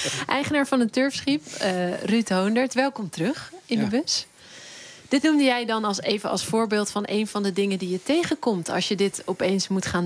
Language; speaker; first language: Dutch; native; Dutch